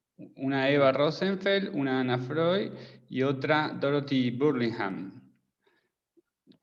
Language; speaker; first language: Spanish; native; Spanish